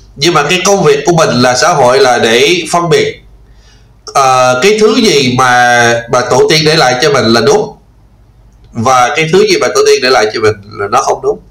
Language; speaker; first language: Vietnamese; non-native, fluent; English